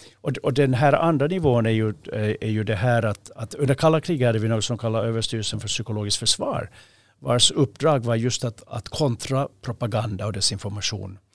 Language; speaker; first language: Swedish; native; Swedish